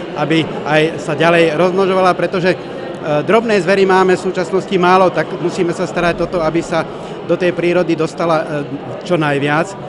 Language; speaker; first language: Slovak; native; Slovak